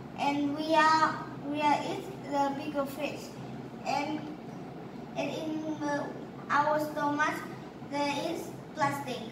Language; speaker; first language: English; non-native, learner; Vietnamese